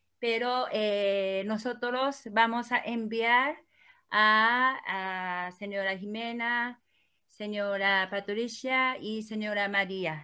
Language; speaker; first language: Spanish; non-native, learner; Korean